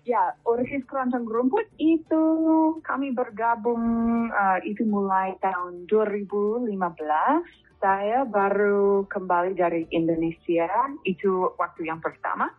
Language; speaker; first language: Indonesian; non-native, fluent; English